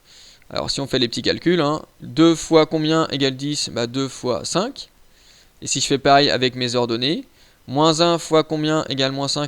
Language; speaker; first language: French; native; French